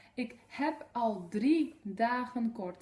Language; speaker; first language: Dutch; non-native, fluent; Polish